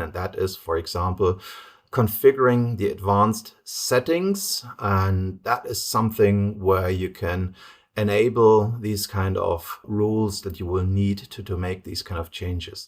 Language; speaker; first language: English; non-native, fluent; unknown